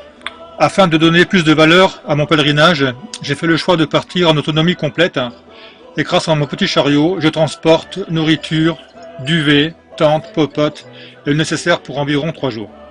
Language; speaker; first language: French; native; French